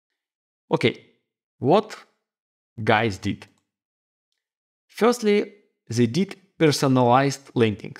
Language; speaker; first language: English; non-native, fluent; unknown